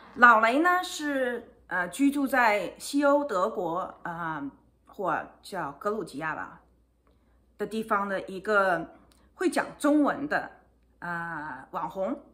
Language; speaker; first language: Chinese; native; Chinese